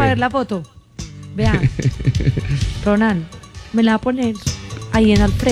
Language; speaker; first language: Spanish; native; Spanish